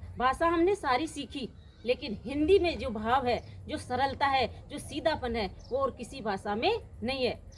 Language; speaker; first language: Hindi; native; Hindi